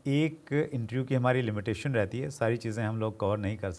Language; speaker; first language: Hindi; native; Hindi